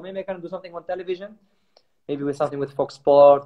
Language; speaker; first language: English; non-native, fluent; Arabic